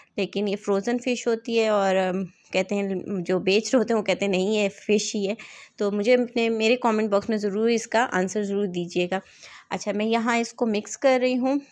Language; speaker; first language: Urdu; native; Urdu